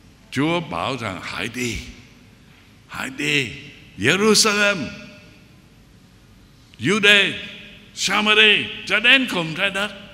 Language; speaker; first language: Vietnamese; non-native, fluent; English